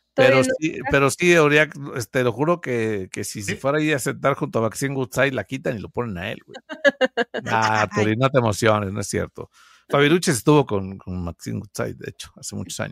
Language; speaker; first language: Spanish; native; Spanish